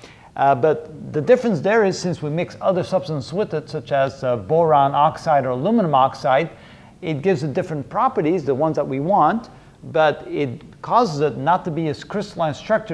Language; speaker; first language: English; non-native, fluent; Dutch